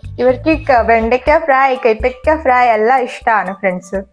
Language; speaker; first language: Malayalam; non-native, learner; Hindi